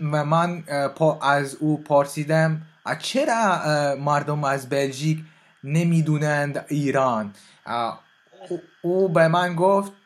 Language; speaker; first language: Persian; non-native, learner; French